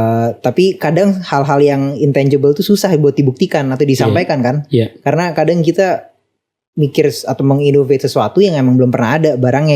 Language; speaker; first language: Indonesian; native; Indonesian